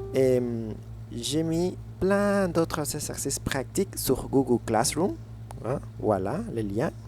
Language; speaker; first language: French; non-native, fluent; Spanish